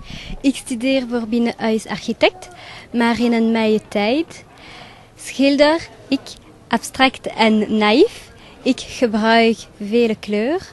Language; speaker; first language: Dutch; non-native, local second language; French